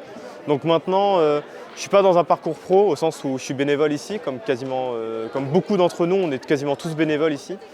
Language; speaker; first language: French; native; French